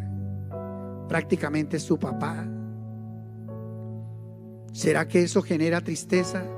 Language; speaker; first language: Spanish; native; Spanish